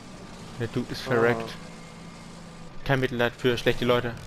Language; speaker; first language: German; native; German